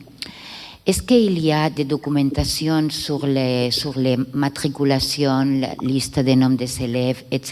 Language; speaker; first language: French; non-native, learner; Catalan